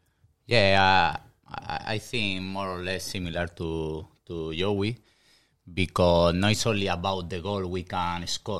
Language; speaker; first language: English; non-native, learner; Spanish